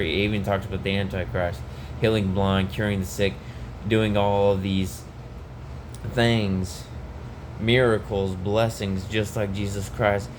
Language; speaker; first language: English; native; English